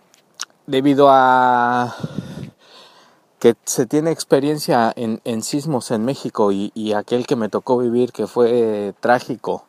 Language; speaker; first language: Spanish; native; Spanish